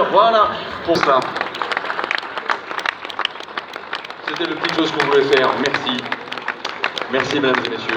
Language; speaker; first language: French; native; French